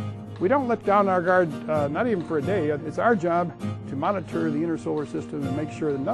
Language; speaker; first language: English; native; English